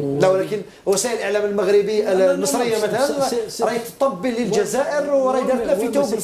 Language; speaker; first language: Arabic; native; Arabic